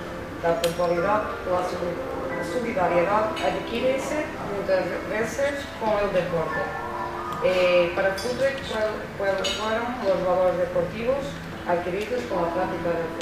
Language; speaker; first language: Spanish; non-native, learner; Portuguese